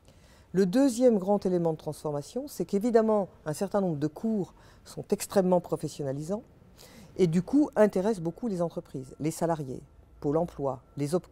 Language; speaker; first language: French; native; French